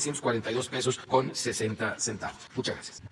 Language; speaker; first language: Spanish; native; Spanish